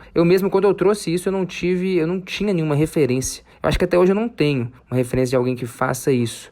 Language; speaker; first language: Portuguese; native; Portuguese